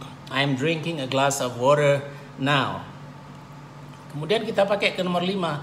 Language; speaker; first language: English; non-native, fluent; Indonesian